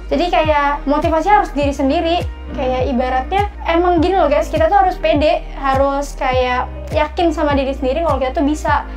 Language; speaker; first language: Indonesian; native; Indonesian